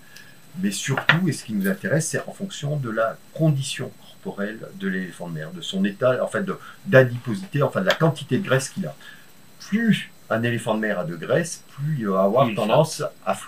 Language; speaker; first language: French; native; French